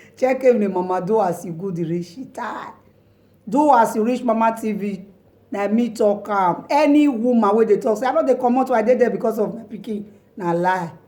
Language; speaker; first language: Nigerian Pidgin; non-native, local second language; Bini